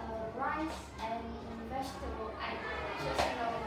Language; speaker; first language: English; non-native, learner; Vietnamese